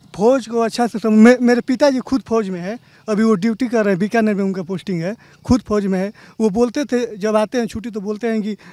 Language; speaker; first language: Hindi; native; Hindi